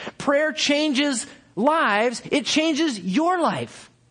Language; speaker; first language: English; native; English